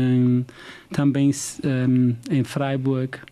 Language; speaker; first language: Portuguese; non-native, fluent; German